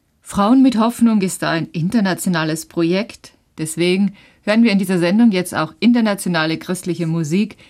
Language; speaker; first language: German; native; German